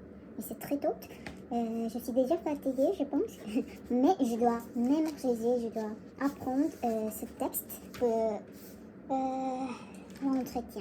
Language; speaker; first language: French; non-native, learner; Korean